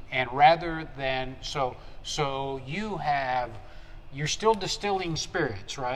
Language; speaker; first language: English; early bilingual, other home language; Spanish